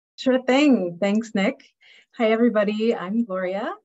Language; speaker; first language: English; native; English